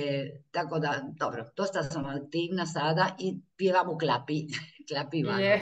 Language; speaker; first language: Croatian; early bilingual, heritage; Croatian